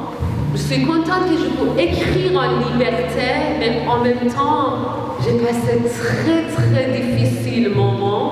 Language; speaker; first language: French; non-native, learner; Persian